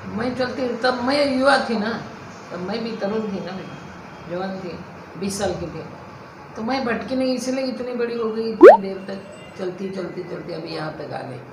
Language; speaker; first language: Hindi; non-native, local second language; Marathi